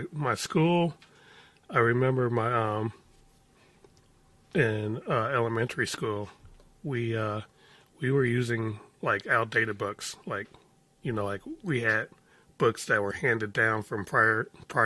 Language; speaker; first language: English; native; English